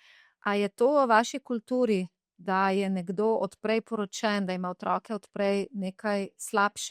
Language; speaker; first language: Slovenian; native; Slovenian